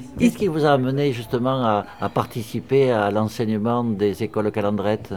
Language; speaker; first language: French; native; French